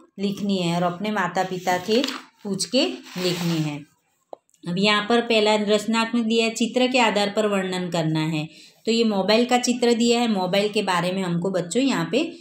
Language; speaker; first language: Hindi; non-native, local second language; Gujarati